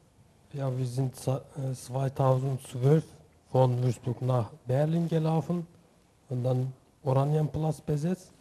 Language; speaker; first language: German; non-native, learner; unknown